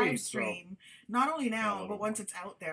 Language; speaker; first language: English; native; English